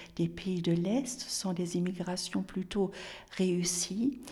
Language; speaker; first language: French; non-native, fluent; German